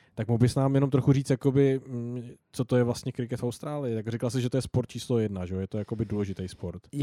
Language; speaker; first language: Czech; native; Czech